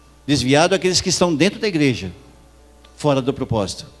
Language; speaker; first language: Portuguese; native; Portuguese